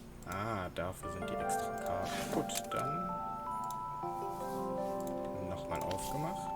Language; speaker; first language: German; native; German